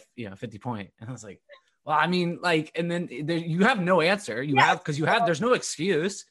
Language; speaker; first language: English; native; English